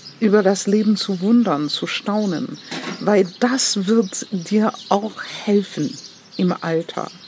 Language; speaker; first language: German; non-native, fluent; English